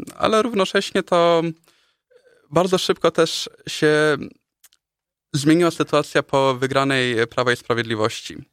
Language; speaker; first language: Polish; early bilingual, heritage; Polish